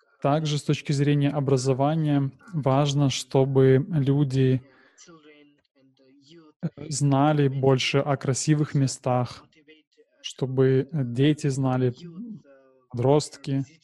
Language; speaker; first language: Russian; non-native, learner; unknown